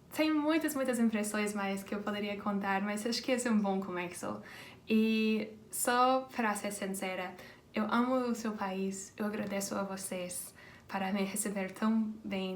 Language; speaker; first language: Portuguese; non-native, fluent; English